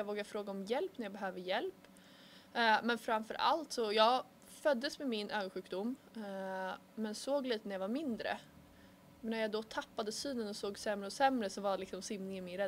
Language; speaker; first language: Swedish; native; Swedish